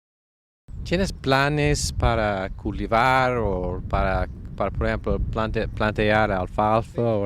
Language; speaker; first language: Spanish; non-native, fluent; English